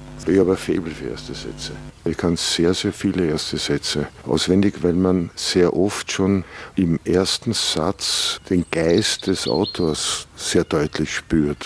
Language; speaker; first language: German; native; German